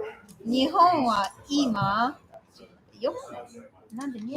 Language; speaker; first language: Japanese; non-native, fluent; Chinese